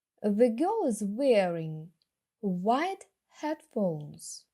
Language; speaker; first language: English; non-native, fluent; Ukrainian